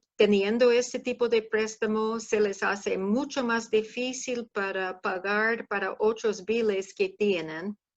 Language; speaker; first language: Spanish; non-native, fluent; English